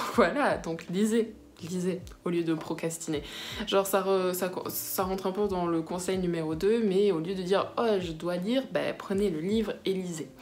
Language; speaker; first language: French; early bilingual, other home language; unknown